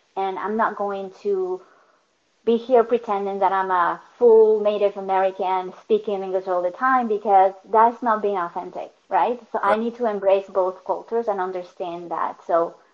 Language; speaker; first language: English; non-native, fluent; Spanish